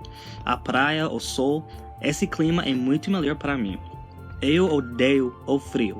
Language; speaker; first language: Portuguese; non-native, fluent; English